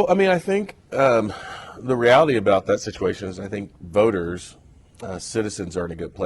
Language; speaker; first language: English; native; English